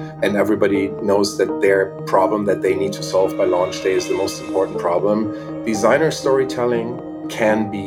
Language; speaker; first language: English; non-native, fluent; German